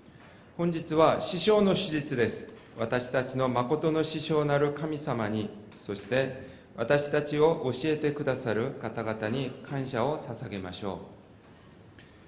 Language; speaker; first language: Japanese; non-native, fluent; Korean